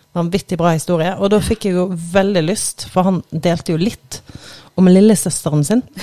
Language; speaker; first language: Norwegian; native; Norwegian